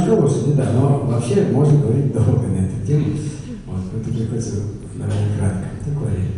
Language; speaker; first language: Russian; native; Russian